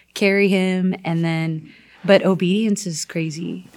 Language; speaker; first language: English; non-native, fluent; Korean